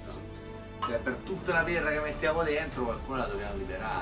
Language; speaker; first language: Italian; native; Italian